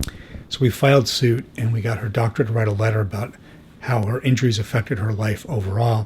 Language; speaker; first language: English; native; English